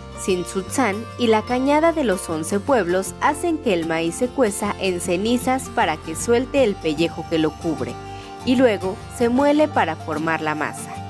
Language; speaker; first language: Spanish; native; Spanish